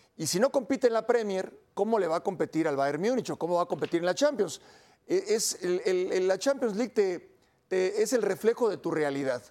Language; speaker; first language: Spanish; native; Spanish